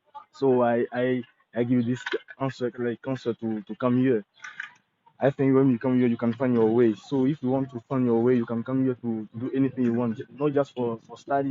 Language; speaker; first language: English; non-native, learner; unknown